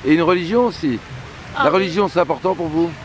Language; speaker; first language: French; native; French